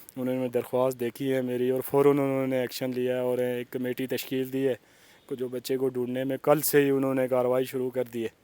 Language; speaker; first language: Urdu; non-native, local second language; Pahari-Potwari